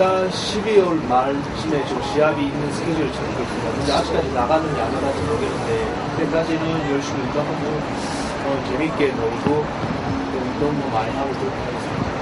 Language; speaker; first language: Korean; early bilingual, heritage; Japanese